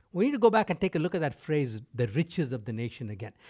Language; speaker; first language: English; non-native, local second language; Tamil